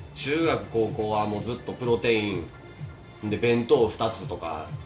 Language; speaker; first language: Japanese; native; Japanese